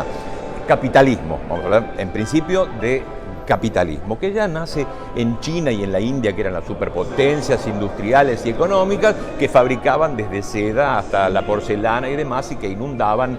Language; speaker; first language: Spanish; native; Spanish